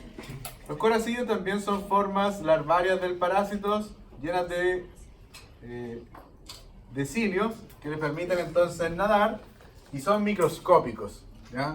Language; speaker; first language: Spanish; native; Spanish